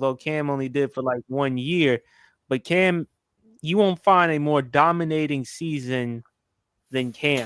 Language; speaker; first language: English; native; English